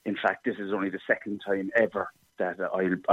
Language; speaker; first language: English; native; English